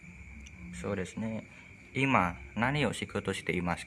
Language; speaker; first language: Japanese; non-native, learner; Indonesian